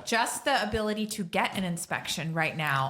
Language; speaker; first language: English; native; English